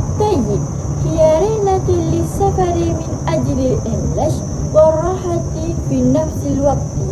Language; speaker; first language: Arabic; non-native, learner; Malay